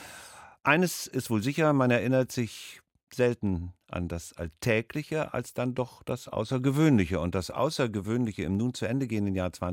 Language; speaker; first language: German; native; German